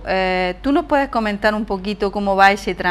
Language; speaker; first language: Spanish; native; Spanish